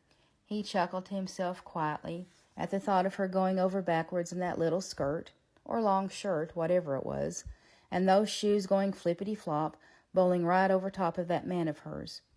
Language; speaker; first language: English; native; English